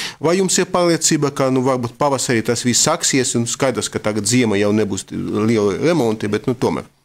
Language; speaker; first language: Latvian; non-native, local second language; Russian